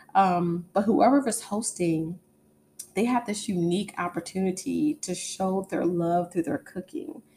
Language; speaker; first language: English; native; English